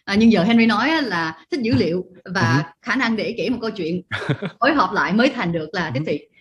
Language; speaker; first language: Vietnamese; early bilingual, heritage; Vietnamese